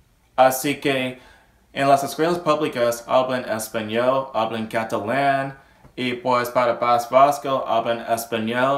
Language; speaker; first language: Spanish; non-native, learner; English